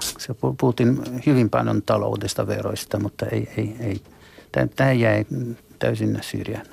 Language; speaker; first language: Finnish; non-native, fluent; Italian